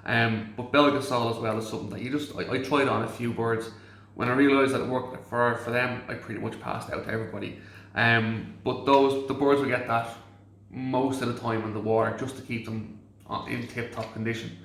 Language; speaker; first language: English; native; English